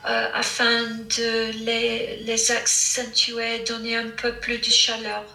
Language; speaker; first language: French; non-native, fluent; English